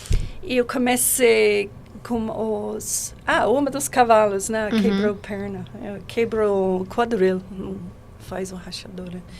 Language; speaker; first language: Portuguese; non-native, learner; English